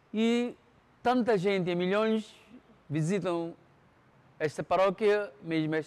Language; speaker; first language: Portuguese; non-native, local second language; Konkani